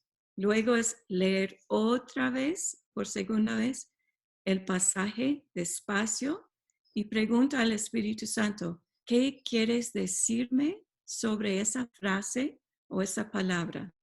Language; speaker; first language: Spanish; non-native, fluent; English